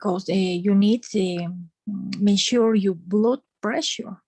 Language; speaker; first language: English; non-native, learner; Spanish